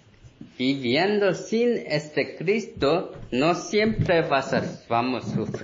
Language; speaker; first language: Spanish; non-native, learner; Korean